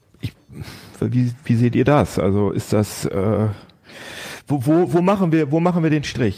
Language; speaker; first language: German; native; German